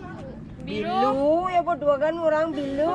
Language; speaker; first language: Indonesian; non-native, local second language; Balinese